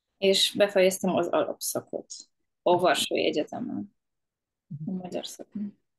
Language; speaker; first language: Hungarian; non-native, fluent; Polish